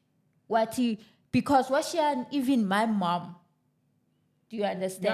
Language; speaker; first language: English; non-native, local second language; Zulu